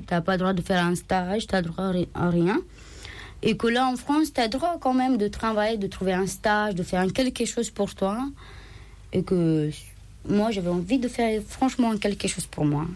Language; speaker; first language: French; non-native, learner; Romanian